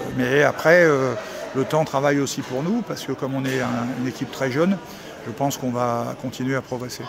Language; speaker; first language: French; native; French